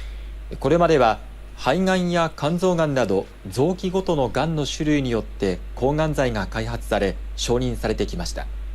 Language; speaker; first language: Japanese; native; Japanese